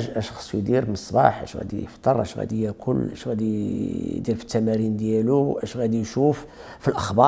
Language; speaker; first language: Arabic; native; Arabic